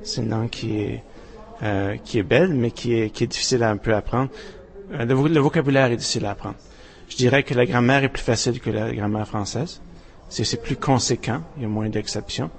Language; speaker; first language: French; native; French